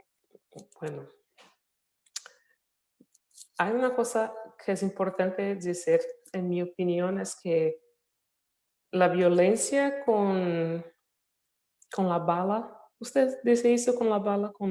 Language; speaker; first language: Spanish; non-native, fluent; Portuguese